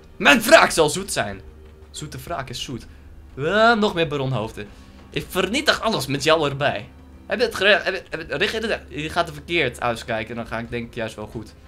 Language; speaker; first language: Dutch; native; Dutch